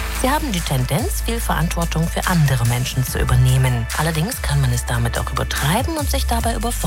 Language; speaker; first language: German; native; German